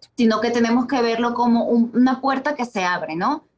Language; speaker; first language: Spanish; native; Spanish